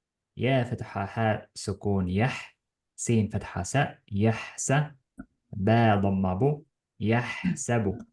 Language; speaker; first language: Arabic; non-native, fluent; Estonian